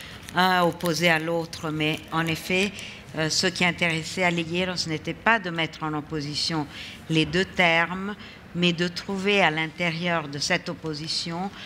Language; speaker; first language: French; non-native, fluent; Italian